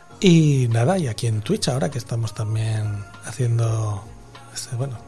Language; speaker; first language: Spanish; native; Spanish